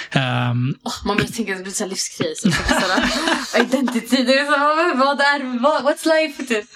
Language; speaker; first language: Swedish; native; Swedish